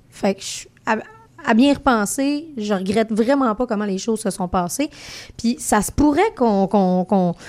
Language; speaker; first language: French; native; French